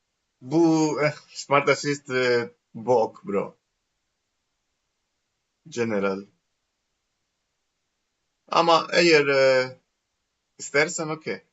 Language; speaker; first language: Turkish; non-native, learner; Greek